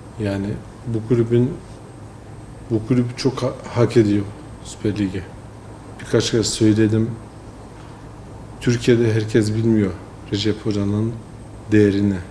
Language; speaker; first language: Turkish; early bilingual, heritage; French